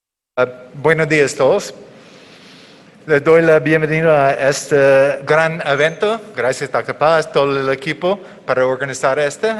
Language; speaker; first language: Spanish; non-native, fluent; English